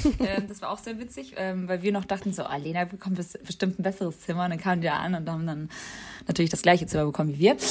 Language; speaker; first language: German; early bilingual, other home language; Albanian